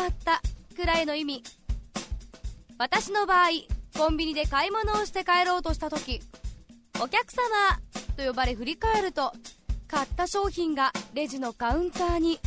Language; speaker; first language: Japanese; native; Japanese